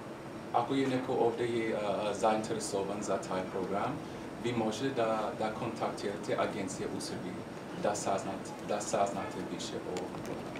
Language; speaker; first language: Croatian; non-native, learner; English